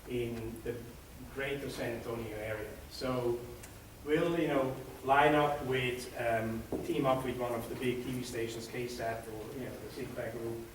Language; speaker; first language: English; non-native, fluent; Swiss German